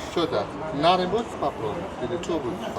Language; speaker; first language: Russian; non-native, local second language; Uzbek